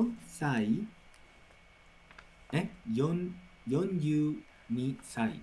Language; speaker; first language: Japanese; non-native, learner; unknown